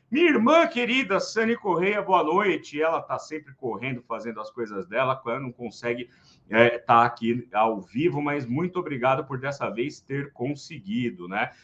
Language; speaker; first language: Portuguese; native; Portuguese